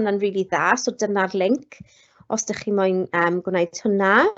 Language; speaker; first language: Welsh; non-native, local second language; English